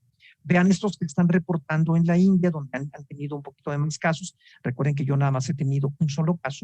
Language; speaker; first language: Spanish; native; Spanish